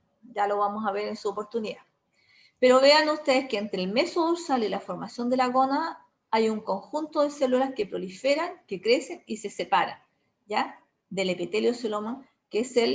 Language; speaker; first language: Spanish; native; Spanish